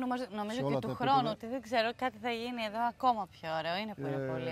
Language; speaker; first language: Greek; native; Greek